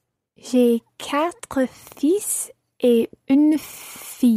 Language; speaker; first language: French; non-native, learner; English